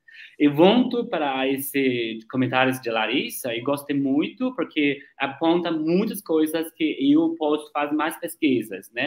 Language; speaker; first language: Portuguese; non-native, learner; Chinese